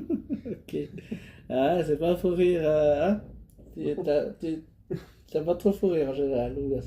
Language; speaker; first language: French; native; French